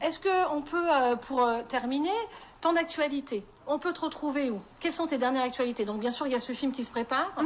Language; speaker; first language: French; native; French